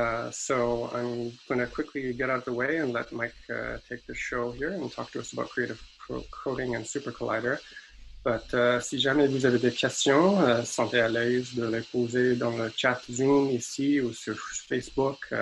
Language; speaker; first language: English; native; English